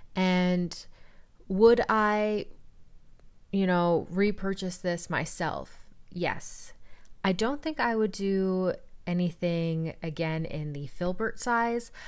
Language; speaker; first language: English; native; English